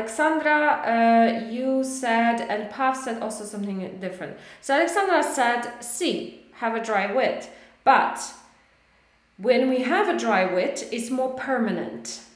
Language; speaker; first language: English; non-native, fluent; Polish